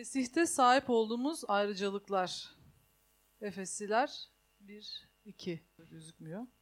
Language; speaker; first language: Turkish; native; Turkish